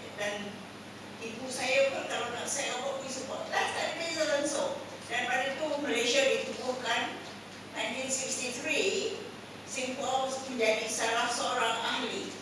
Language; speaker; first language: Malay; native; Malay